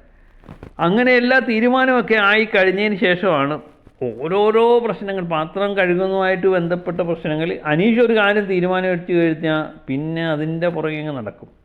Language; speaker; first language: Malayalam; native; Malayalam